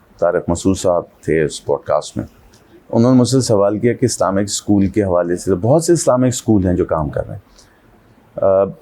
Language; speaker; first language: Urdu; native; Urdu